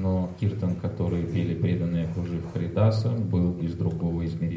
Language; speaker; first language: Russian; native; Russian